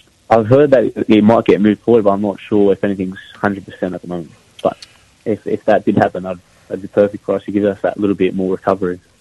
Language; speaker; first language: English; early bilingual, other home language; Greek